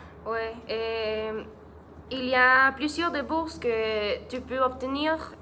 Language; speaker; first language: French; non-native, learner; Spanish